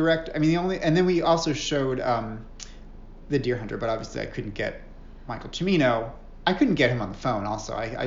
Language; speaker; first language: English; native; English